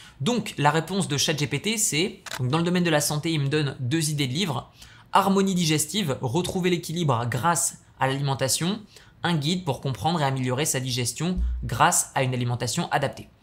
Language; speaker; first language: French; native; French